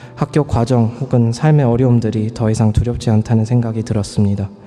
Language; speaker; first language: Korean; early bilingual, other home language; English